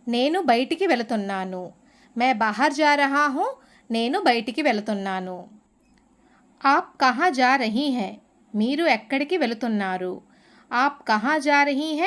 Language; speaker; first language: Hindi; non-native, local second language; Telugu